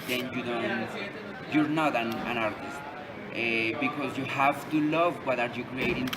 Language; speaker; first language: English; non-native, learner; Spanish